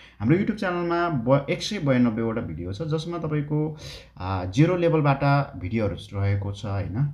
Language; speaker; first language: Nepali; native; Nepali